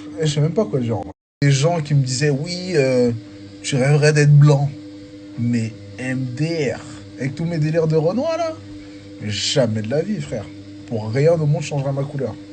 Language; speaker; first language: French; native; French